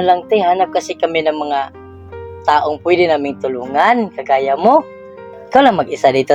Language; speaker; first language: Filipino; non-native, local second language; Cebuano